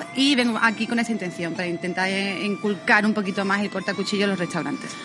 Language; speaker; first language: Spanish; native; Spanish